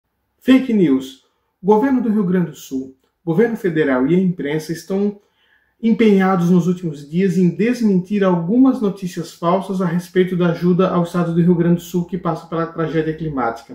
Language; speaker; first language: Portuguese; native; Portuguese